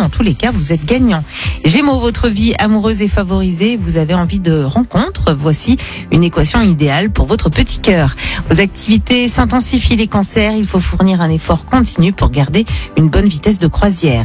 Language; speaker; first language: French; native; French